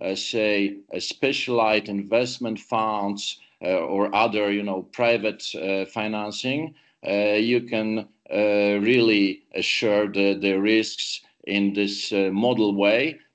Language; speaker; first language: English; non-native, fluent; Polish